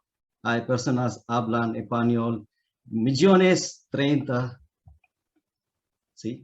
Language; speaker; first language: Spanish; non-native, learner; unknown